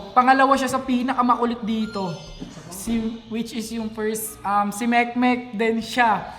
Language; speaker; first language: Filipino; native; Filipino